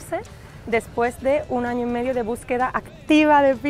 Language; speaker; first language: Spanish; native; Spanish